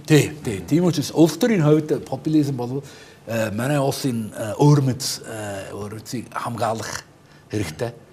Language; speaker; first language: Mongolian; non-native, fluent; English